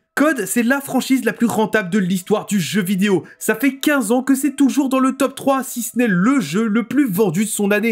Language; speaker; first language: French; native; French